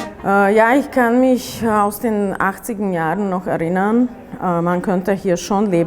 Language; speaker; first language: German; non-native, fluent; Slovak